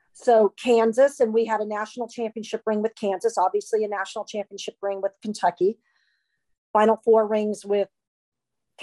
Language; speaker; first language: English; native; English